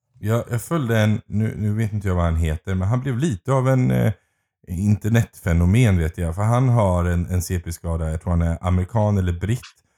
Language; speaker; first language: Swedish; native; Swedish